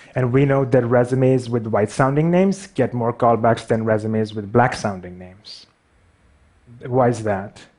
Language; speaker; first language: English; non-native, local second language; Urdu